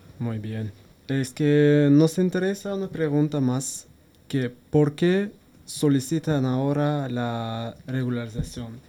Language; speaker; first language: Spanish; non-native, learner; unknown